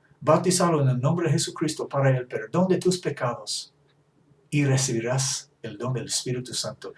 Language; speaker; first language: Spanish; non-native, fluent; English